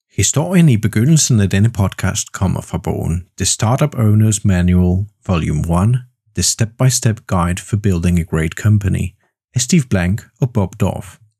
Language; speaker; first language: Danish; non-native, fluent; Polish